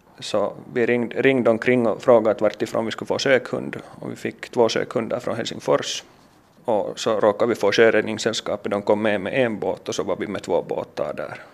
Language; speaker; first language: Swedish; native; Swedish